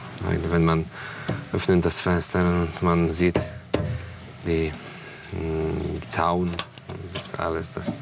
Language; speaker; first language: German; non-native, learner; Polish